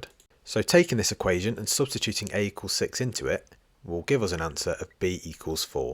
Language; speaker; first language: English; native; English